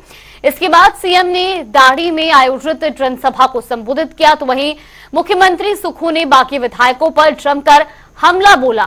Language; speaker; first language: Hindi; native; Hindi